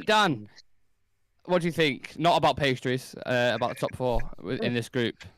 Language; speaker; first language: English; native; English